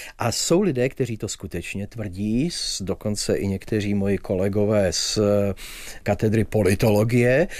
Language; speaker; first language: Czech; native; Czech